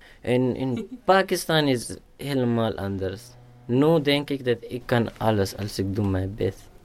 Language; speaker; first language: Dutch; non-native, learner; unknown